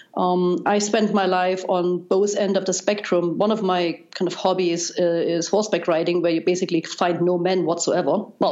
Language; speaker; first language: English; non-native, fluent; German